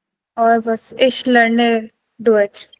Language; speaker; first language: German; non-native, learner; Urdu